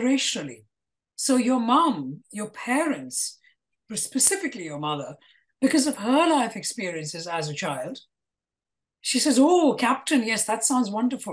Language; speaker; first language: English; non-native, local second language; Malayalam